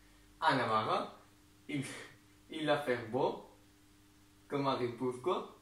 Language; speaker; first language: French; non-native, learner; Spanish